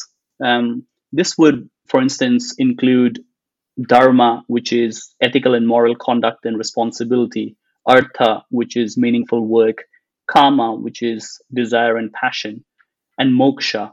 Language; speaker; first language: English; non-native, local second language; Bangla